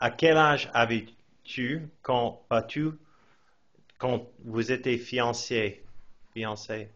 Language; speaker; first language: French; non-native, fluent; English